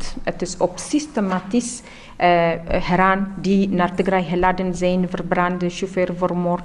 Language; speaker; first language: Dutch; non-native, learner; Tigrinya